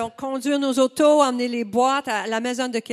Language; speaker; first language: French; native; French